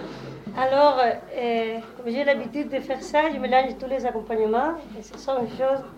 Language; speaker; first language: French; non-native, learner; Spanish